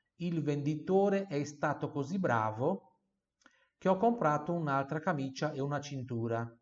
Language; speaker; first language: Italian; non-native, fluent; Portuguese